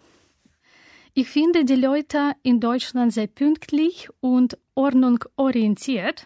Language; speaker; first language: German; non-native, learner; Russian